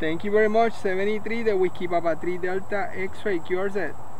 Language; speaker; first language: English; non-native, local second language; Spanish